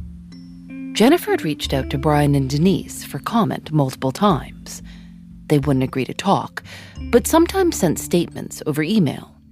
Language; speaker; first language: English; native; English